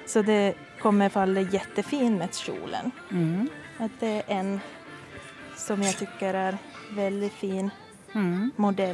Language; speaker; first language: Swedish; non-native, fluent; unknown